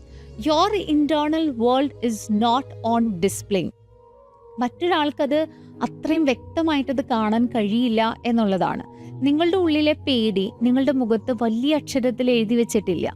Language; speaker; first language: Malayalam; native; Malayalam